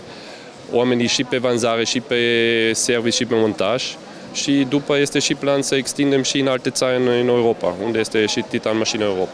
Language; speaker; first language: Romanian; non-native, fluent; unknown